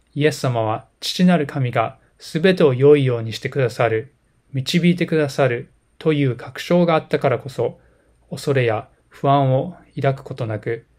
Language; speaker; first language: Japanese; native; Japanese